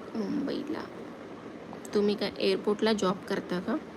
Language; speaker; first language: Hindi; non-native, local second language; Marathi